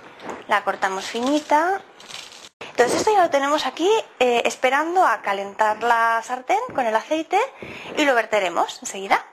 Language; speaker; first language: Spanish; native; Spanish